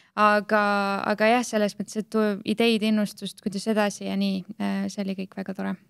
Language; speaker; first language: Estonian; native; Estonian